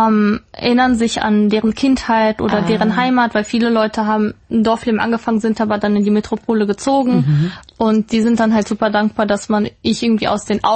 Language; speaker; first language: German; native; German